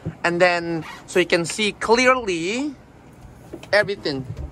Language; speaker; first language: English; non-native, learner; Indonesian